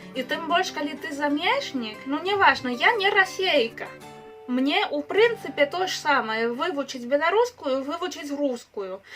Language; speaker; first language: Belarusian; non-native, fluent; Spanish